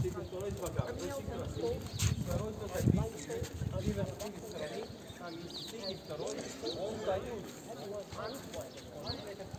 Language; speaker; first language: Russian; non-native, learner; Arabic